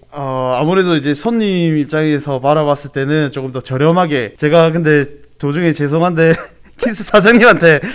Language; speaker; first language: Korean; native; Korean